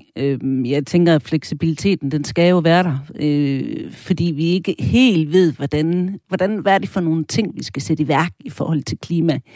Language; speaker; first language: Danish; early bilingual, other home language; German